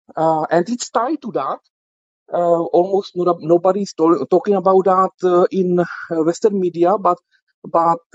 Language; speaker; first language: English; non-native, fluent; Czech